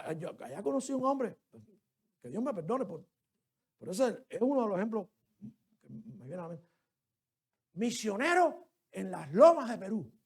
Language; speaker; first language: Spanish; native; Spanish